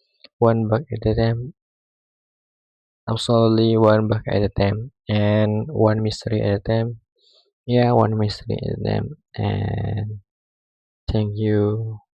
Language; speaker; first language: English; non-native, learner; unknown